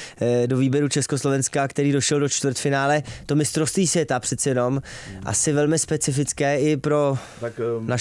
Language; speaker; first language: Czech; native; Czech